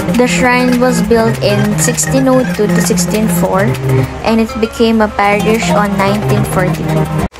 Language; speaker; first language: English; non-native, local second language; Filipino